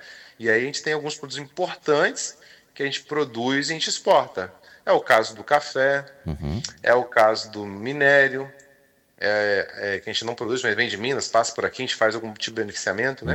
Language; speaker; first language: Portuguese; native; Portuguese